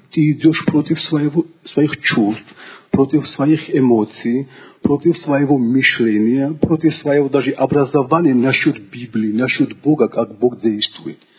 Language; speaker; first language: Russian; non-native, local second language; Georgian